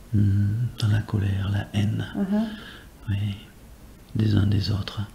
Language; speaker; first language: French; native; French